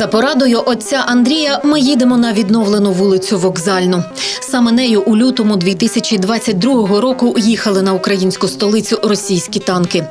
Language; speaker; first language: Ukrainian; native; Ukrainian